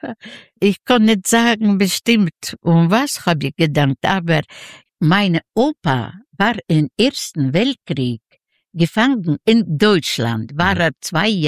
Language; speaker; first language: German; non-native, learner; Yiddish